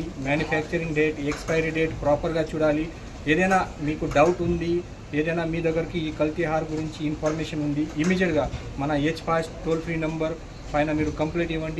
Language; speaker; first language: Telugu; non-native, local second language; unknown